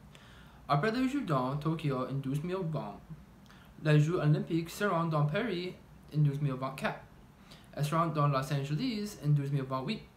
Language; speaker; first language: French; non-native, learner; English